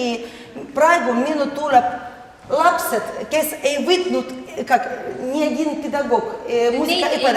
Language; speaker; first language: Estonian; non-native, learner; Russian